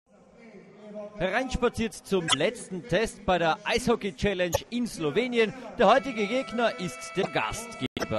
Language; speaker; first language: German; native; German